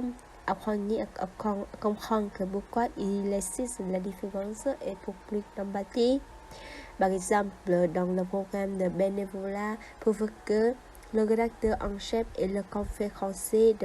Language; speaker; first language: French; non-native, fluent; Vietnamese